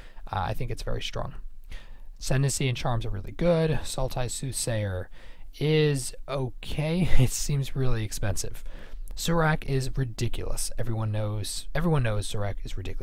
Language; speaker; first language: English; native; English